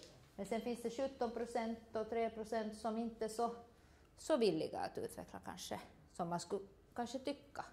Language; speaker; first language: Swedish; native; Swedish